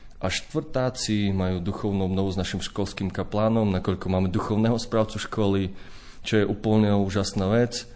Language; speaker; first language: Slovak; native; Slovak